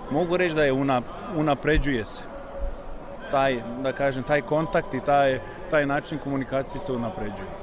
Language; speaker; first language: Serbian; early bilingual, heritage; Serbian